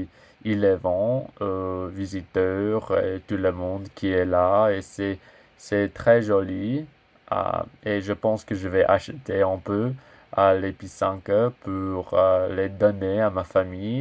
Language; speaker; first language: French; non-native, learner; English